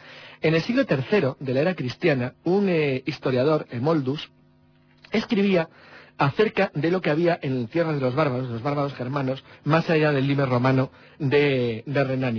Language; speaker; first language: Spanish; native; Spanish